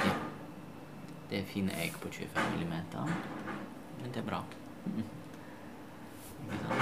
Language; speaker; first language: Norwegian; non-native, fluent; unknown